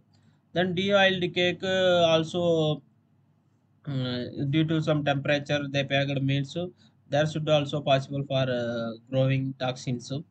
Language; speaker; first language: English; non-native, local second language; Tamil